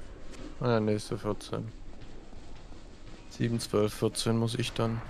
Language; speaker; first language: German; native; German